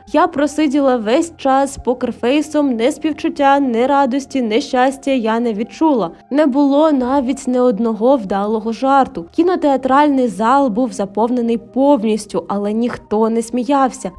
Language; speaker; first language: Ukrainian; non-native, local second language; Russian